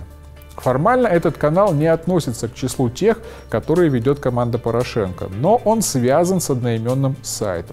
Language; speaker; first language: Russian; native; Russian